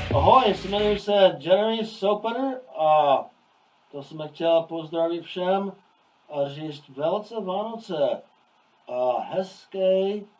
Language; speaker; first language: Czech; non-native, learner; English